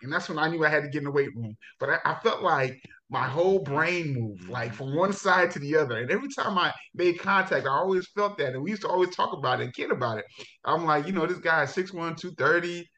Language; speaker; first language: English; native; English